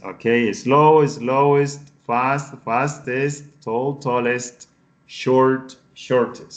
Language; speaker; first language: English; non-native, fluent; Spanish